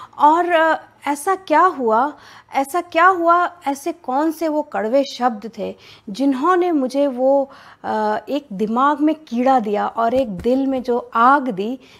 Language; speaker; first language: Hindi; native; Hindi